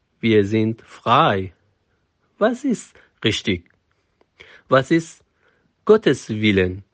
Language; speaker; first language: German; non-native, fluent; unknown